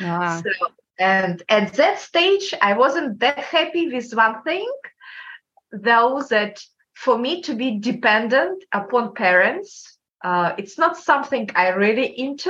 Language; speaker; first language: English; non-native, fluent; Kazakh